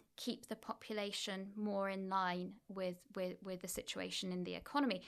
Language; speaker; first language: English; native; English